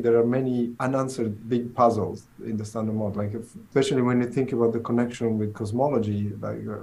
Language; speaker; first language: English; non-native, fluent; Italian